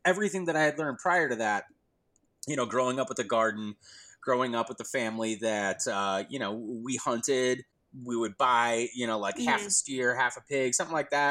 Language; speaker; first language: English; native; English